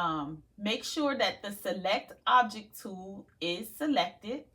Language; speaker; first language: English; native; English